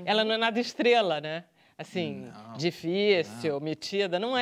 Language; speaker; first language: Portuguese; native; Portuguese